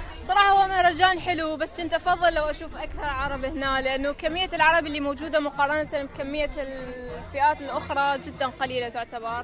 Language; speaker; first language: Arabic; native; Arabic